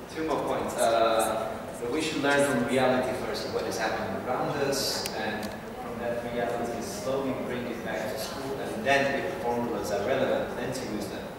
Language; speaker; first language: English; non-native, fluent; Lithuanian